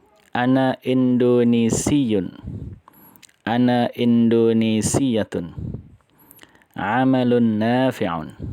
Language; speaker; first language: Arabic; non-native, fluent; Indonesian